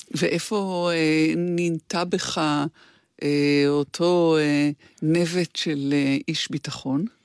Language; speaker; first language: Hebrew; native; Hebrew